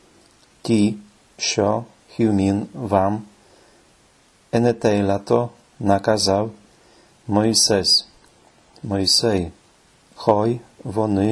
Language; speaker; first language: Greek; non-native, fluent; Ukrainian